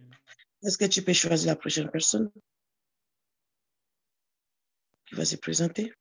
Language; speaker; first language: French; non-native, learner; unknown